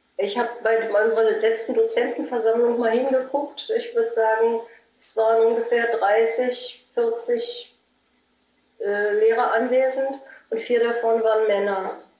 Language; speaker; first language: German; native; German